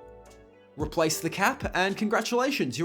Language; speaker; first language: English; native; English